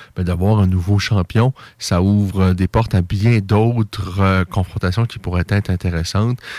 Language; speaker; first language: French; native; French